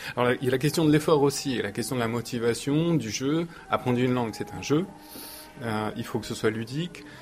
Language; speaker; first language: French; native; French